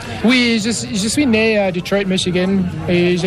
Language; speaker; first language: French; non-native, fluent; English